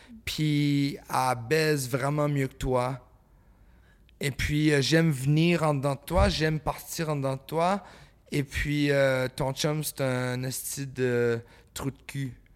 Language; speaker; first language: French; early bilingual, heritage; French